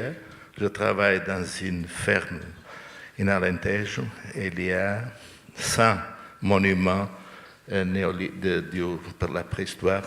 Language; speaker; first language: French; non-native, fluent; Portuguese